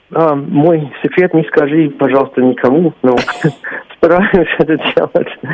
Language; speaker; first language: Russian; non-native, learner; English